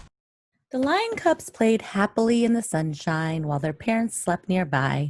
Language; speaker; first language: English; native; English